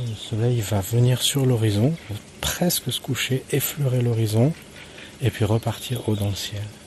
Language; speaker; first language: French; native; French